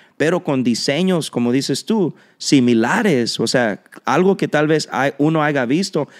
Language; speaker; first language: Spanish; early bilingual, heritage; Spanish